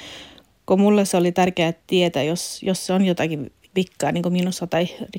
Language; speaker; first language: Finnish; non-native, local second language; Swedish